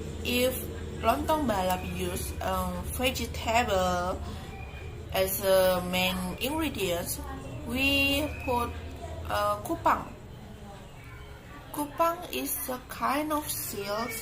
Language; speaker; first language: English; non-native, learner; Indonesian